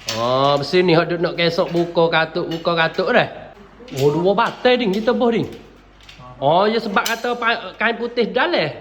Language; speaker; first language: Malay; native; Malay